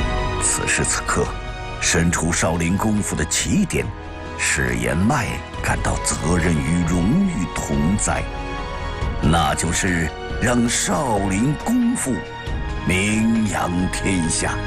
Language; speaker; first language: Chinese; native; Chinese